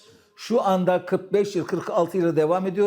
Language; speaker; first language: Turkish; native; Turkish